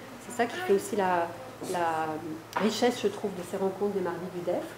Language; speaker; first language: French; native; French